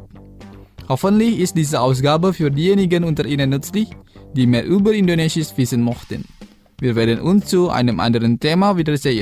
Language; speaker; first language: German; non-native, fluent; Indonesian